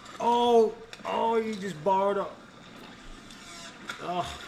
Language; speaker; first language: English; native; English